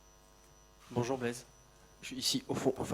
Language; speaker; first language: French; native; French